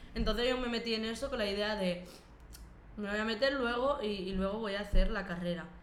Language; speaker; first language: Spanish; early bilingual, other home language; Arabic